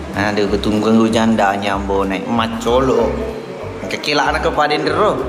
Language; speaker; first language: Indonesian; non-native, local second language; Buginese